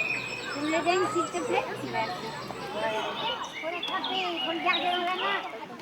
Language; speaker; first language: French; non-native, learner; Hmong